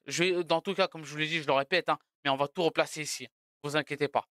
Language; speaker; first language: French; native; French